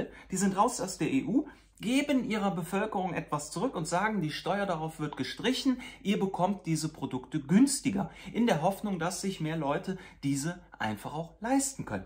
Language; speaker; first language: German; native; German